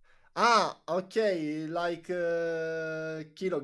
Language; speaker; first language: English; non-native, learner; Italian